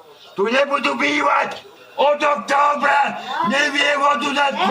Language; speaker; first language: Slovak; native; Slovak